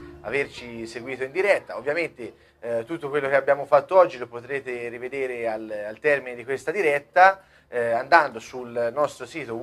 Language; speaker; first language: Italian; native; Italian